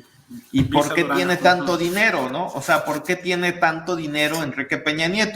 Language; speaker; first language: Spanish; native; Spanish